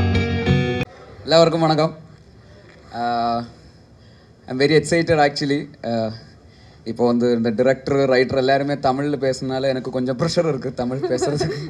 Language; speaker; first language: Tamil; non-native, learner; Malayalam